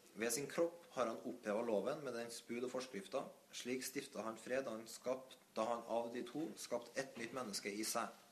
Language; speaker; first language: Norwegian; native; Norwegian